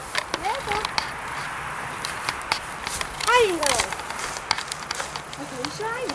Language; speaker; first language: German; native; German